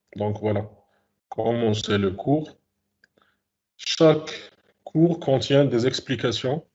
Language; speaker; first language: French; non-native, local second language; Arabic